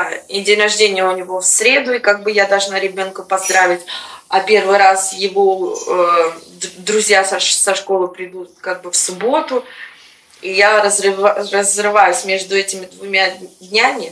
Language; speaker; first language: Russian; native; Russian